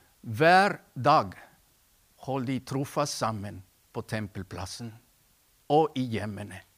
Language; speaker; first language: Norwegian; non-native, fluent; Spanish